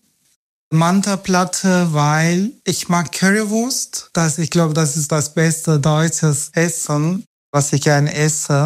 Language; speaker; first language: German; non-native, fluent; Turkish